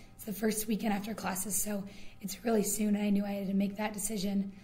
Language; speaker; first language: English; native; English